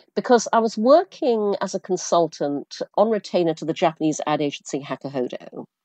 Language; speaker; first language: English; early bilingual, other home language; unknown